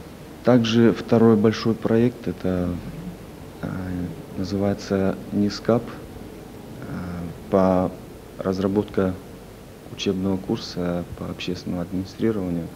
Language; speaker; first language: Russian; non-native, local second language; Kyrgyz